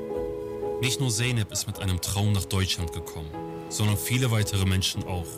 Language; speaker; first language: German; early bilingual, other home language; Kurdish